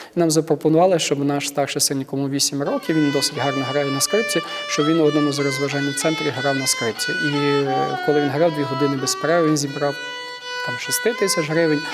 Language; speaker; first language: Ukrainian; native; Ukrainian